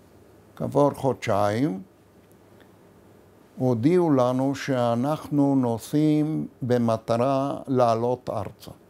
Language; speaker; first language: Hebrew; non-native, fluent; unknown